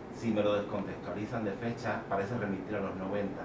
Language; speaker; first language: Spanish; native; Spanish